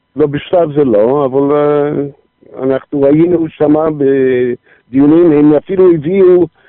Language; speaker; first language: Hebrew; non-native, fluent; English